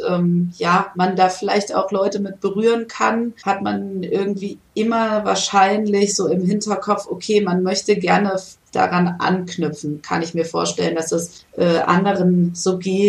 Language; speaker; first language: German; native; German